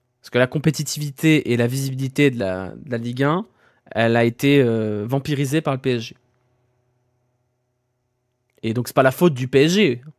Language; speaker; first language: French; native; French